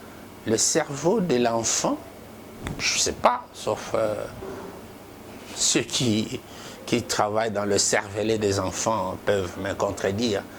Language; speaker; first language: French; non-native, local second language; Lingala